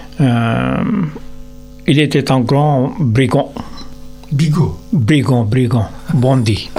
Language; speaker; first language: French; non-native, learner; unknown